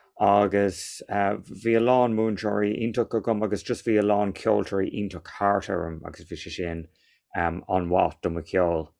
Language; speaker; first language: Irish; non-native, local second language; English